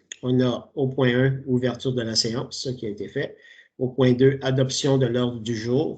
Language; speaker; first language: French; native; French